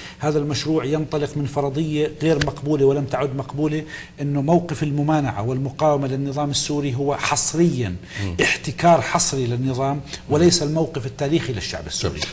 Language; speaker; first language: Arabic; native; Arabic